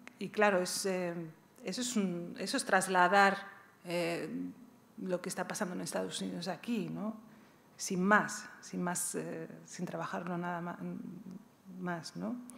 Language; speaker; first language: Spanish; early bilingual, other home language; Riffian